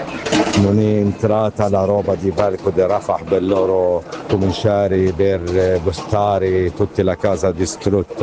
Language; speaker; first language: Italian; non-native, learner; Arabic